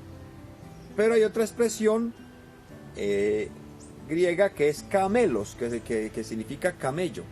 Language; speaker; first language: Spanish; native; Spanish